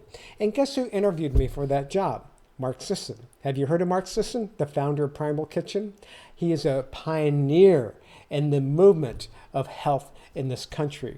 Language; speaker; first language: English; native; English